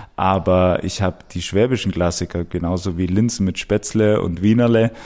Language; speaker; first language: German; native; German